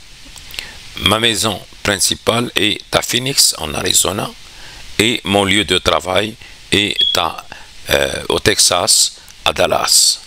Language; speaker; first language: French; non-native, local second language; Arabic